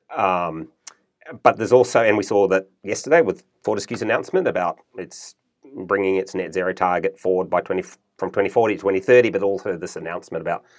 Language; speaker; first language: English; native; English